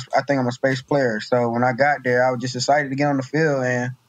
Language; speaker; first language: English; native; English